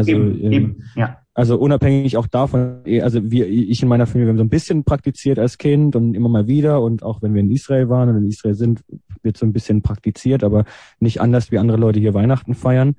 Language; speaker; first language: German; native; German